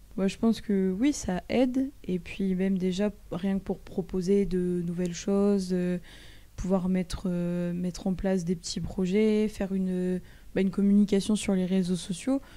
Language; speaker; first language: French; native; French